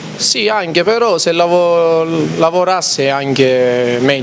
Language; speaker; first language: Italian; native; Italian